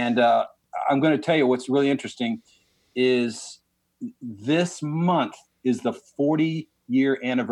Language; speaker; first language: English; native; English